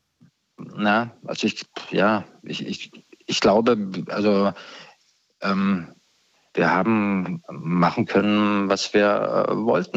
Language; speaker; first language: German; early bilingual, other home language; Croatian